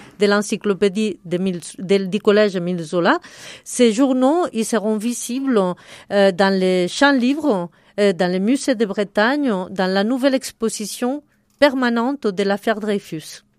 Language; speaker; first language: French; non-native, fluent; Spanish